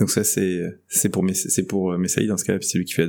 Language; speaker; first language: French; native; French